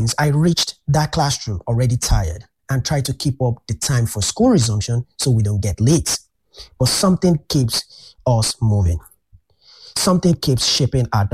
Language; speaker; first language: English; non-native, local second language; Yoruba